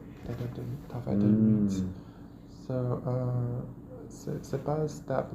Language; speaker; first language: French; non-native, learner; Chinese